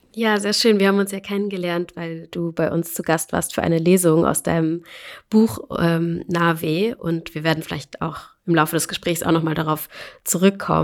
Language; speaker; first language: German; native; German